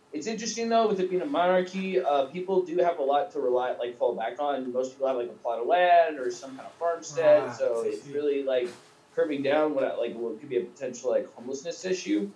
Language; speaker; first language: English; native; English